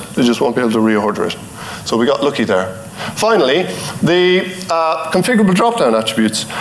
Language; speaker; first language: English; native; English